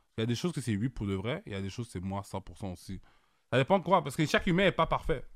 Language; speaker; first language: French; native; French